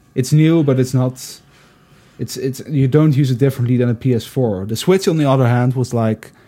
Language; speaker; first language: English; non-native, fluent; Dutch